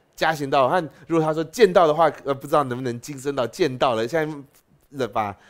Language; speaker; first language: Chinese; native; Chinese